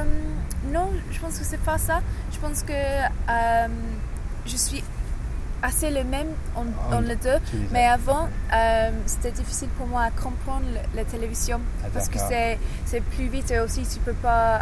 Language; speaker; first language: French; non-native, learner; English